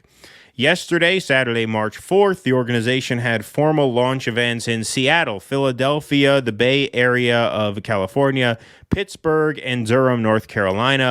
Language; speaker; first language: English; native; English